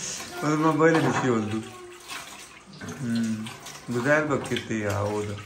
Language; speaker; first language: Turkish; non-native, learner; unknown